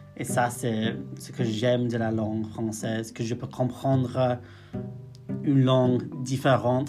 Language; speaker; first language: French; non-native, fluent; English